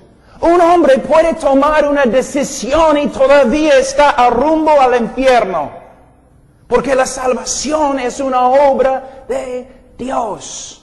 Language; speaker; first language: Spanish; non-native, fluent; English